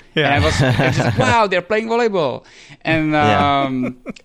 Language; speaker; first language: English; non-native, fluent; Czech